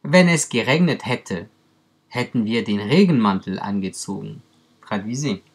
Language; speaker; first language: German; non-native, fluent; French